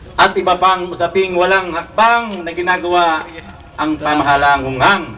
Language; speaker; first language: Filipino; native; Filipino